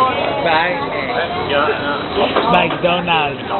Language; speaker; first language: German; non-native, learner; Hebrew